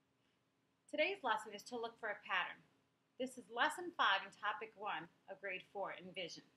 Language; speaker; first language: English; native; English